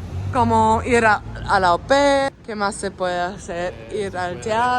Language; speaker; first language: Spanish; non-native, fluent; German